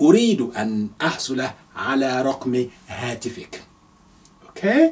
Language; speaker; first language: Arabic; non-native, fluent; Yoruba